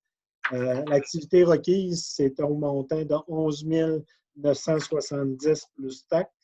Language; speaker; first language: French; native; French